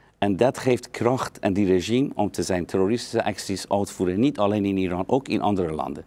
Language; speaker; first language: Dutch; non-native, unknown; Persian